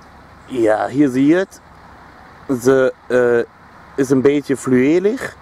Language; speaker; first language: Dutch; non-native, fluent; German